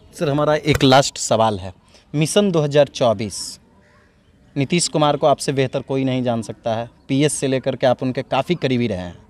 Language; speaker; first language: Hindi; native; Hindi